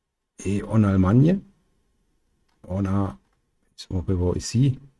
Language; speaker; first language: French; non-native, learner; German